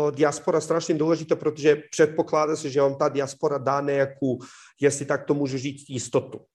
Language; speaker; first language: Czech; non-native, fluent; Serbian